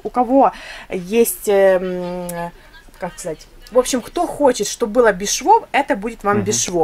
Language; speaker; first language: Russian; native; Russian